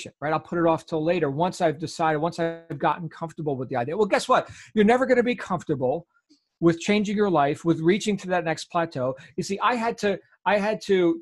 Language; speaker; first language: English; native; English